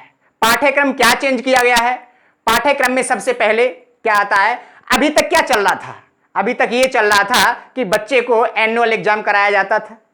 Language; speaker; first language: Hindi; native; Hindi